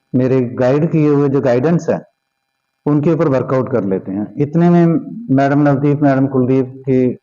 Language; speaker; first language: Hindi; non-native, local second language; Punjabi